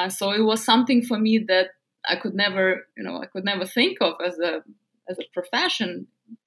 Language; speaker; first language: English; non-native, fluent; Russian